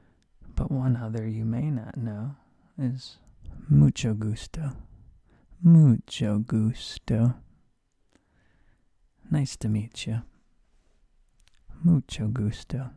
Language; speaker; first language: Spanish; non-native, learner; English